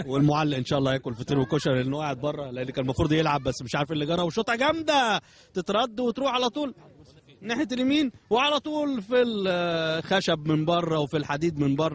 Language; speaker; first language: Arabic; native; Arabic